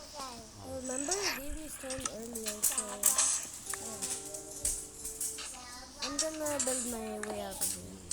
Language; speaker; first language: English; non-native, local second language; Filipino